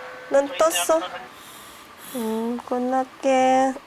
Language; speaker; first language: Korean; non-native, learner; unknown